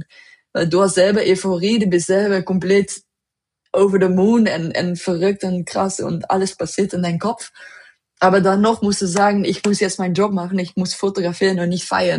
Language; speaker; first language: German; non-native, fluent; Dutch